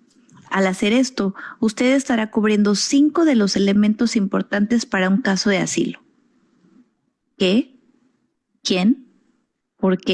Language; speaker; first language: Spanish; native; Spanish